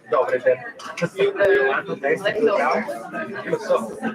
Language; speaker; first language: Italian; native; Italian